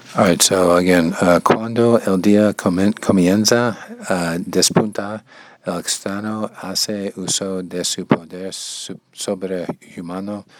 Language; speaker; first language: Spanish; non-native, learner; English